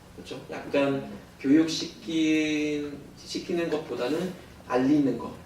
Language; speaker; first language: Korean; non-native, fluent; German